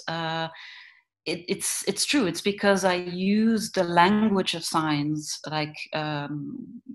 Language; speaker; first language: English; non-native, fluent; Dutch